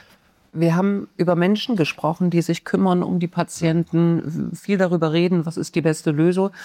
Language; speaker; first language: German; native; German